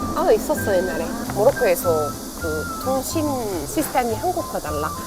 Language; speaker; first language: Korean; non-native, fluent; Arabic